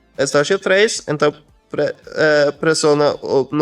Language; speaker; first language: Portuguese; non-native, learner; English